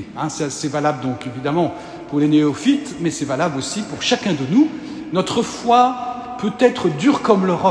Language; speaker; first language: French; native; French